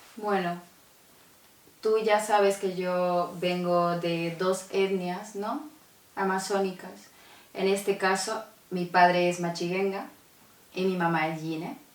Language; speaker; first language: Spanish; non-native, local second language; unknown